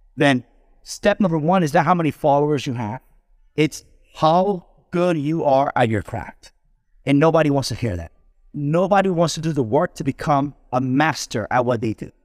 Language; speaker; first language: English; early bilingual, other home language; Spanish